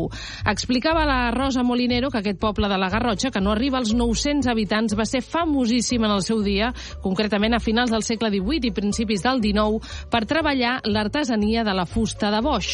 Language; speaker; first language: Catalan; native; Catalan